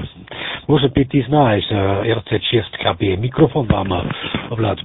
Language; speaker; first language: Russian; non-native, learner; German